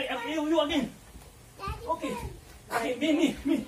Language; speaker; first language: English; non-native, learner; Filipino